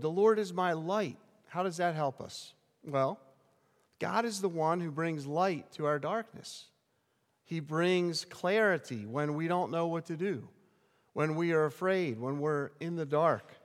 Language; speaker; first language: English; native; English